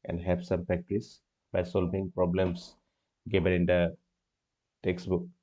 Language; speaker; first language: English; non-native, local second language; Assamese